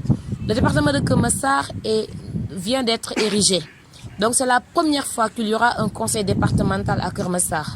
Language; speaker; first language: French; non-native, local second language; Wolof